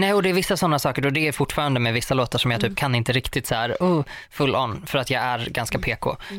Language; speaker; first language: Swedish; native; Swedish